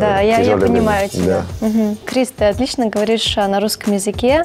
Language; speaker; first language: Russian; native; Russian